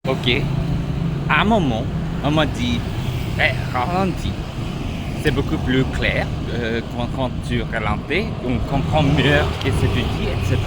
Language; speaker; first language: French; non-native, learner; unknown